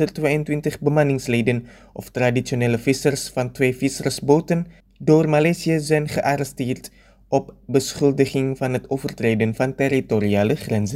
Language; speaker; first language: Dutch; non-native, fluent; Indonesian